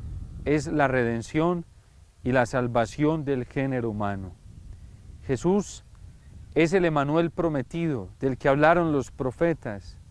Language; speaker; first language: Spanish; native; Spanish